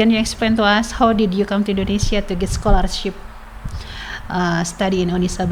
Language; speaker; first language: English; non-native, learner; Indonesian